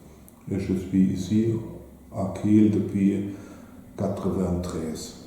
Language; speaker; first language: French; non-native, fluent; German